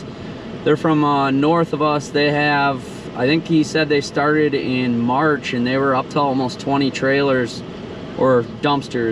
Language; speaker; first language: English; native; English